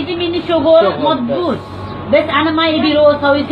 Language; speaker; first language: Arabic; non-native, learner; Nepali